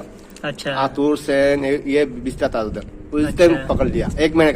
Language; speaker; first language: Hindi; non-native, learner; Bangla